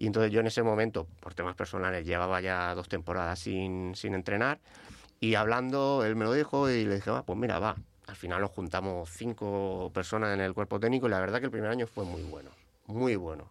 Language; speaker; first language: Spanish; native; Spanish